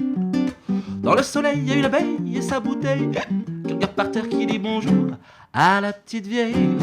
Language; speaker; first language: French; native; French